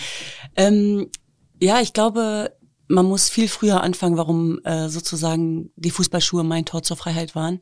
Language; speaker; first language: German; native; German